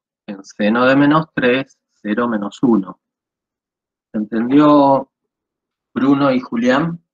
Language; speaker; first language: Spanish; native; Spanish